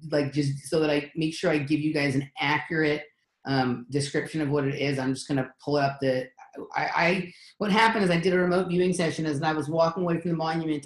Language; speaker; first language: English; native; English